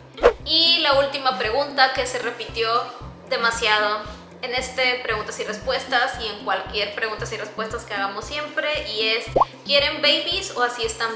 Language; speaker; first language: Spanish; native; Spanish